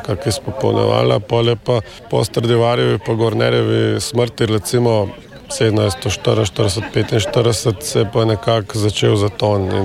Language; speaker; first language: Slovenian; native; Slovenian